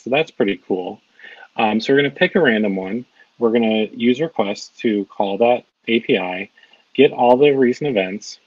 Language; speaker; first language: English; native; English